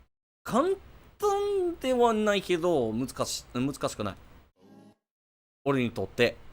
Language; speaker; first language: Japanese; non-native, learner; English